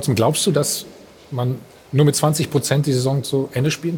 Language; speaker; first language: German; native; German